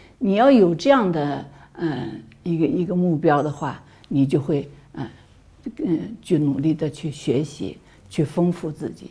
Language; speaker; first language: Chinese; native; Chinese